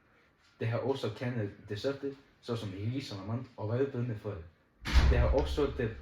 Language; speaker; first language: Danish; non-native, learner; Icelandic